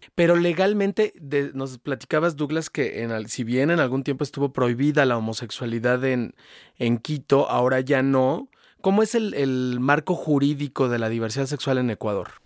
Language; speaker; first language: Spanish; native; Spanish